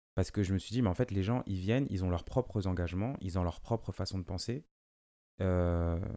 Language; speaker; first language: French; non-native, local second language; Lingala